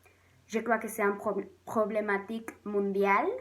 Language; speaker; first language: French; non-native, learner; Spanish